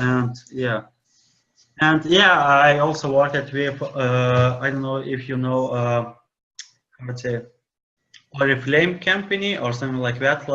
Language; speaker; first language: English; non-native, learner; Lithuanian